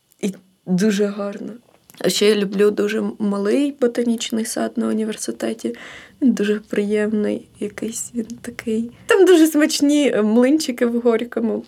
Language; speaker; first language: Ukrainian; native; Ukrainian